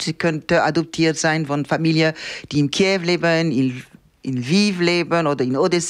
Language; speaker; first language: German; non-native, fluent; Ukrainian